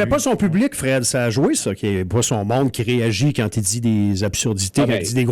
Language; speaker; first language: French; native; French